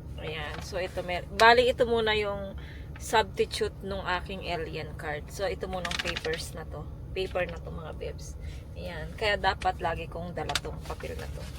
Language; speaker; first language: Filipino; native; Filipino